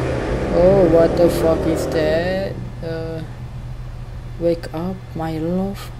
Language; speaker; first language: English; non-native, learner; Indonesian